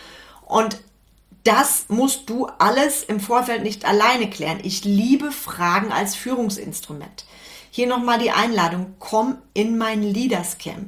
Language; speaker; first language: German; native; German